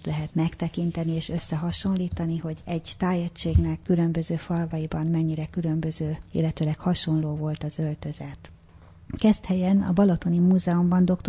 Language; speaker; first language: Hungarian; native; Hungarian